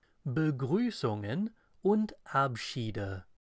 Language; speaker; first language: German; non-native, fluent; English